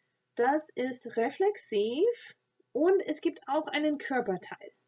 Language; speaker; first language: German; non-native, fluent; English